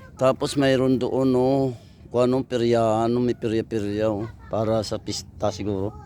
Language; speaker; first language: Filipino; native; Filipino